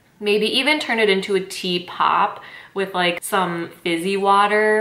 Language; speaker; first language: English; native; English